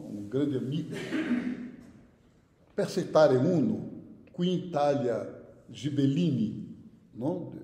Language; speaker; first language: Italian; non-native, fluent; Portuguese